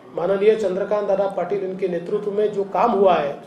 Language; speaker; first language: Hindi; non-native, local second language; Marathi